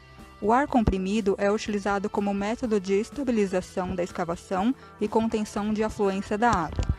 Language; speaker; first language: Portuguese; native; Portuguese